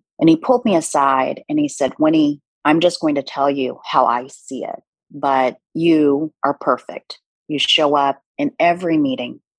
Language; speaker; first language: English; early bilingual, other home language; Korean